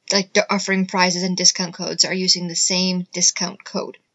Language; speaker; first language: English; native; English